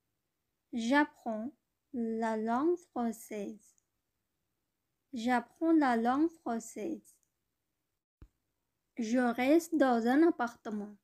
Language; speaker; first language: French; non-native, learner; Bangla